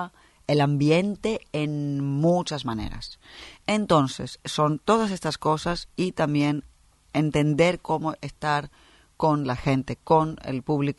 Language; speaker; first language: Spanish; non-native, fluent; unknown